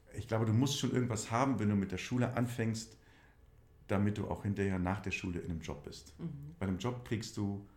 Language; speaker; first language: German; native; German